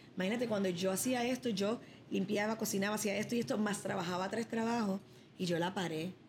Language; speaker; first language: Spanish; early bilingual, other home language; English